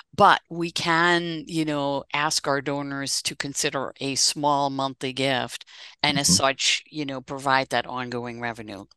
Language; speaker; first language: English; non-native, fluent; Dutch